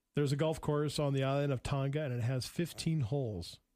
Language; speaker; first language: English; native; English